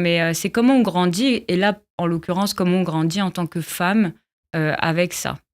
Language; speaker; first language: French; non-native, local second language; Arabic